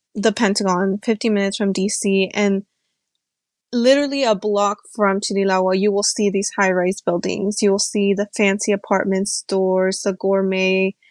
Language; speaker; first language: English; native; English